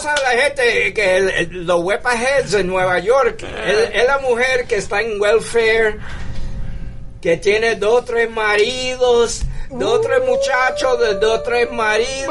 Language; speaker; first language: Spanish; early bilingual, heritage; English